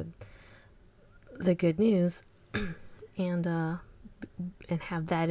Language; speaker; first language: English; early bilingual, other home language; Chinese